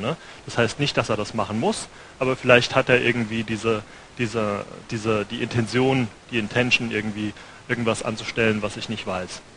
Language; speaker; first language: German; native; German